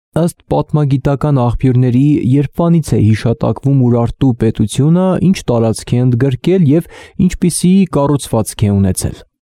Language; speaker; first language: Armenian; native; Armenian